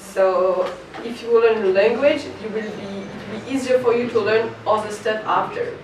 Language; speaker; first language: English; non-native, fluent; French